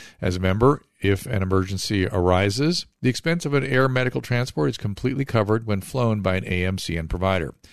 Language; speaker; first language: English; native; English